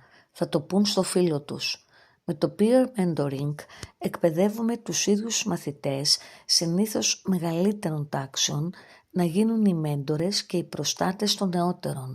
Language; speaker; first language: Greek; native; Greek